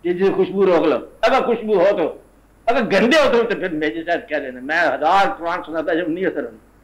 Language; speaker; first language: Urdu; non-native, local second language; Punjabi